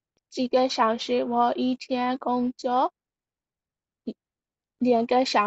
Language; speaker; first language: Chinese; non-native, learner; Burmese